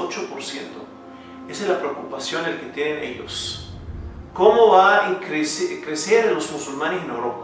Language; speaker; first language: Spanish; non-native, fluent; Arabic